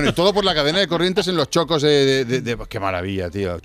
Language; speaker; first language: Spanish; native; Spanish